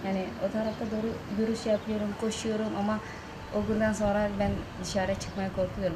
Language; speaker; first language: Turkish; non-native, fluent; Indonesian